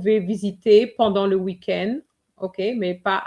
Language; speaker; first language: French; non-native, fluent; English